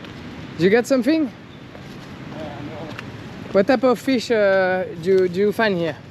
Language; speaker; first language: English; non-native, learner; French